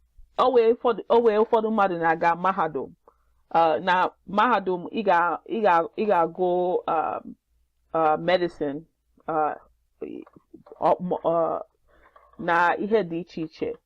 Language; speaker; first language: Igbo; non-native, learner; English